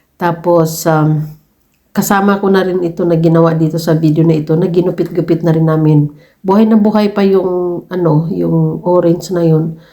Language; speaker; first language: Filipino; native; Filipino